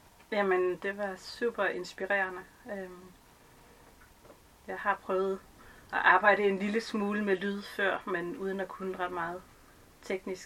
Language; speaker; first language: Danish; native; Danish